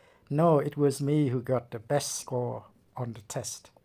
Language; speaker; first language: English; non-native, learner; Vietnamese